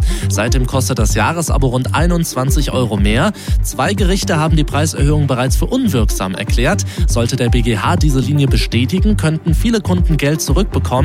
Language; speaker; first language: German; native; German